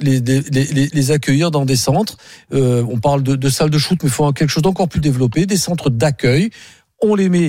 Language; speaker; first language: French; native; French